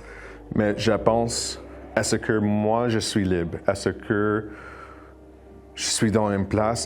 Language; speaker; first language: French; non-native, learner; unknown